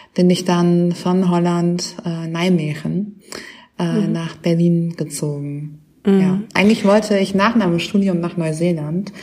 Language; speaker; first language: German; native; German